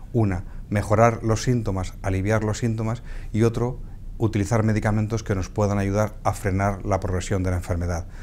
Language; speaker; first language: Spanish; native; Spanish